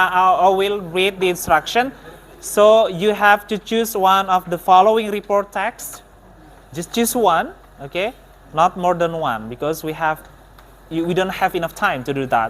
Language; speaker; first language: English; non-native, fluent; Indonesian